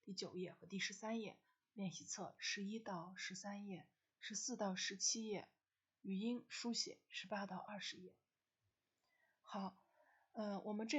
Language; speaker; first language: Chinese; non-native, fluent; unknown